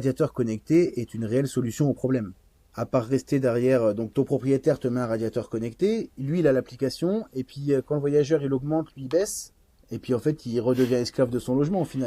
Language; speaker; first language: French; native; French